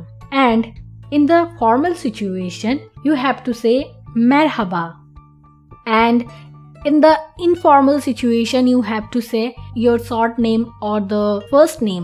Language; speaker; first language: English; non-native, fluent; Turkish